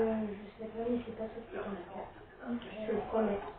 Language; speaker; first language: French; native; French